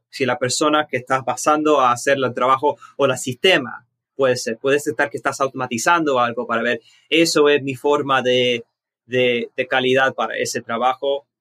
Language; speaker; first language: Spanish; early bilingual, heritage; Spanish